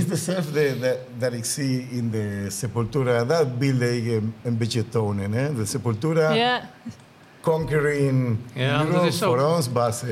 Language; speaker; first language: Dutch; non-native, learner; Spanish